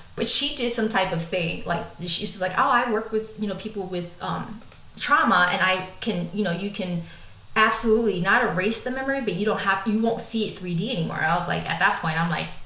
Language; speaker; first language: English; native; English